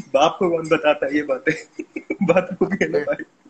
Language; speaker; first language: Hindi; native; Hindi